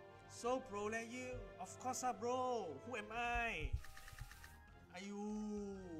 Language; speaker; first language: English; non-native, local second language; Chinese